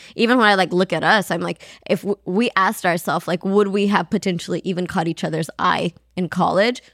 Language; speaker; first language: English; non-native, fluent; Amharic